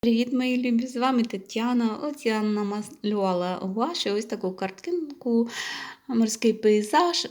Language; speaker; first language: Ukrainian; non-native, local second language; Russian